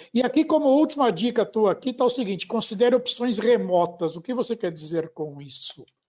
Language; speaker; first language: Portuguese; native; Portuguese